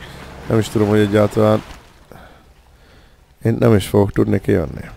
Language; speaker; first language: Hungarian; native; Hungarian